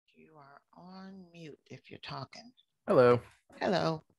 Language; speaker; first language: English; native; English